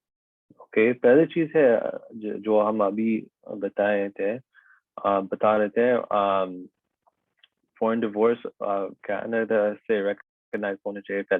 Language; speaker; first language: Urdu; early bilingual, heritage; Urdu